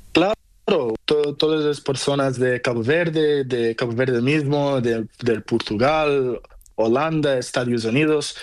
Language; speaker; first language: Spanish; non-native, learner; Portuguese